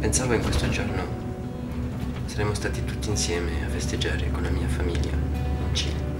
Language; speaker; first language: Italian; non-native, fluent; Spanish